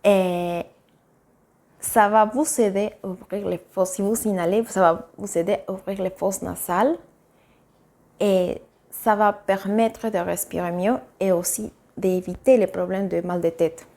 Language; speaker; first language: French; non-native, fluent; Spanish